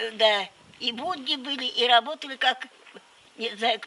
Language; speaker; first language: Russian; native; Russian